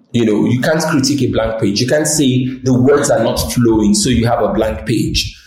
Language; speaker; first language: English; non-native, local second language; Yoruba